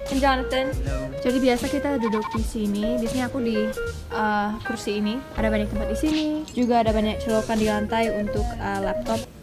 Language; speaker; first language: Indonesian; non-native, fluent; English